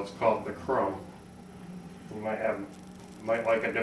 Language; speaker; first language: English; native; English